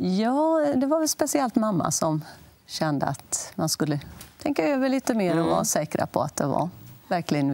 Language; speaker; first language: Swedish; native; Swedish